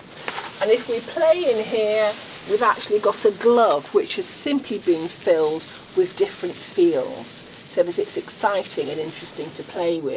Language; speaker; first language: English; native; English